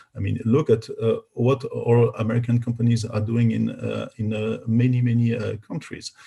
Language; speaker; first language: English; non-native, fluent; French